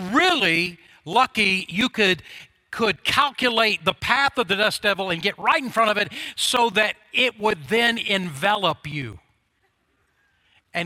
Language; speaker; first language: English; native; English